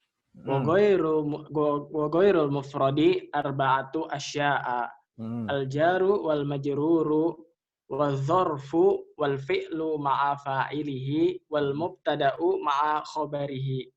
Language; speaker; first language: Arabic; non-native, learner; Indonesian